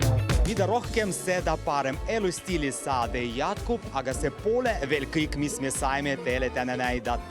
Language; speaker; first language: Estonian; non-native, local second language; Russian